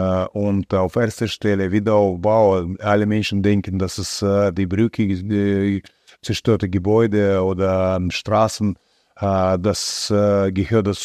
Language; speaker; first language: German; non-native, fluent; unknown